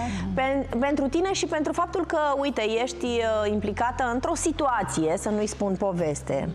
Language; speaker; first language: Romanian; native; Romanian